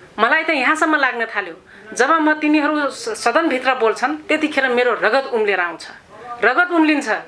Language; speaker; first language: Nepali; non-native, local second language; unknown